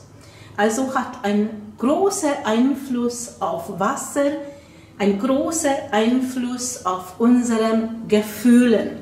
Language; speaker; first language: German; non-native, fluent; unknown